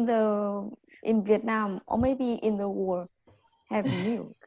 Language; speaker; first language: English; non-native, learner; Vietnamese